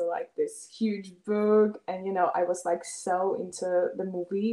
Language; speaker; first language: English; non-native, fluent; Russian